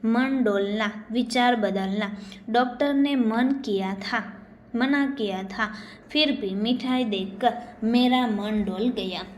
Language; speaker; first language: Hindi; non-native, local second language; Gujarati